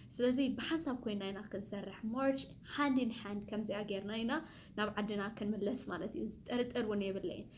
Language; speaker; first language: Tigrinya; early bilingual, heritage; Tigrinya